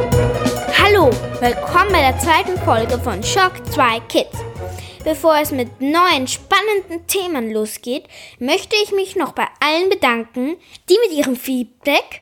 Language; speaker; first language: German; native; German